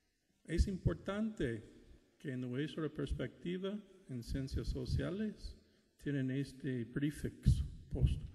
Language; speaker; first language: Spanish; non-native, fluent; English